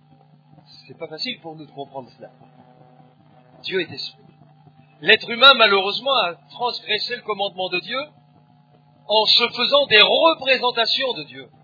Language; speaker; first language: French; native; French